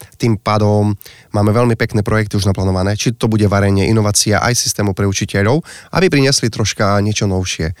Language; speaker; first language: Slovak; native; Slovak